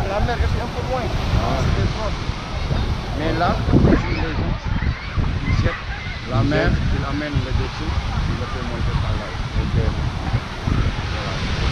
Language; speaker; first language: French; non-native, local second language; Wolof